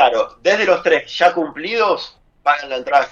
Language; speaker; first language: Spanish; native; Spanish